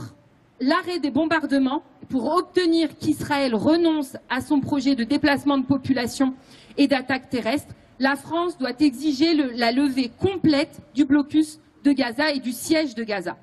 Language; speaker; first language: French; native; French